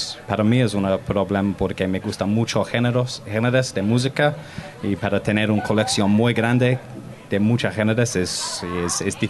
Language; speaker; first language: Spanish; non-native, learner; English